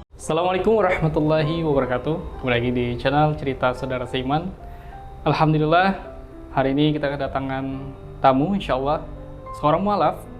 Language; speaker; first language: Indonesian; native; Indonesian